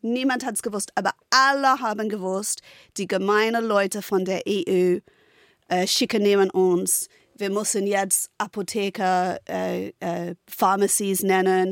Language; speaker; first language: German; non-native, fluent; English